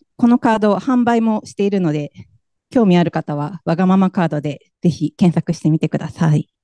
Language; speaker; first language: Japanese; native; Japanese